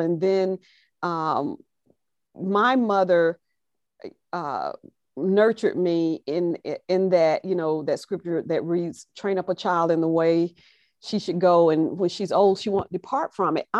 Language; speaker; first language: English; native; English